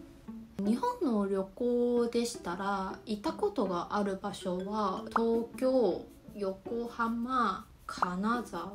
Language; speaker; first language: Japanese; non-native, fluent; Chinese